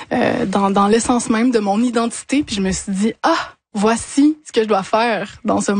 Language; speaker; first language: French; native; French